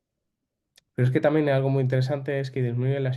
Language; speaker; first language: Spanish; native; Spanish